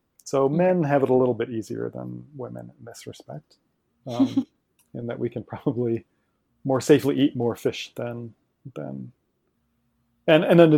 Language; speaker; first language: English; native; English